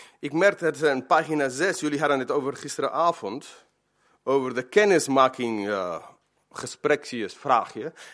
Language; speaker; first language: Dutch; non-native, fluent; Spanish